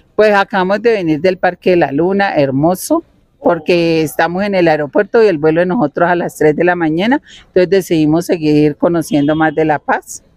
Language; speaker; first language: Spanish; native; Spanish